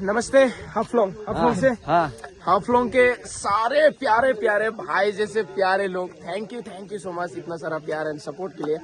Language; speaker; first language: Hindi; native; Hindi